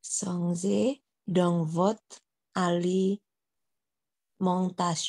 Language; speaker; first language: French; non-native, learner; Indonesian